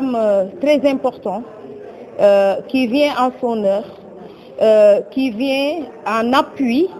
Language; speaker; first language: French; native; French